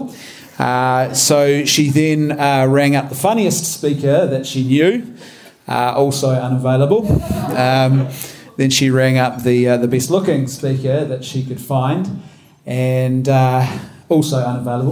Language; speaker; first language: English; native; English